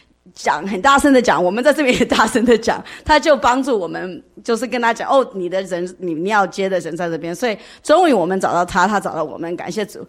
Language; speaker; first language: Chinese; early bilingual, heritage; English